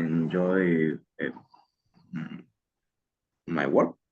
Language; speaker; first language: English; non-native, learner; Spanish